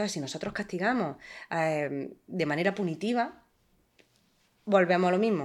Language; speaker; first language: Spanish; native; Spanish